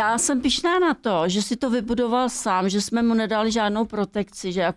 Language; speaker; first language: Czech; native; Czech